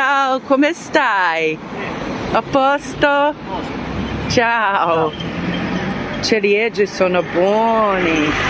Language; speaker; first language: Italian; non-native, learner; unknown